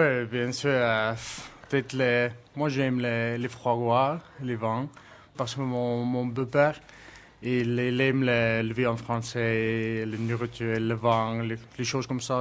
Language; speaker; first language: French; non-native, learner; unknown